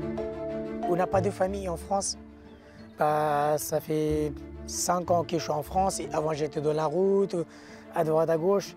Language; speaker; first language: French; non-native, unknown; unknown